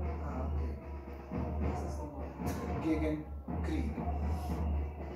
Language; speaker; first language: German; non-native, fluent; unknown